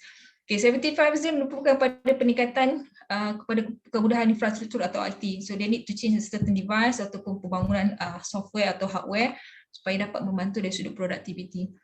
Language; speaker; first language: Malay; native; Malay